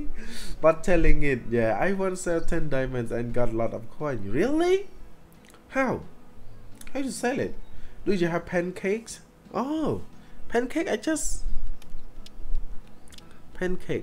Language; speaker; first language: English; non-native, learner; Khmer